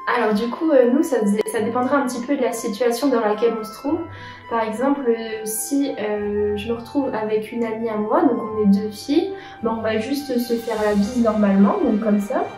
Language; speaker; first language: French; native; French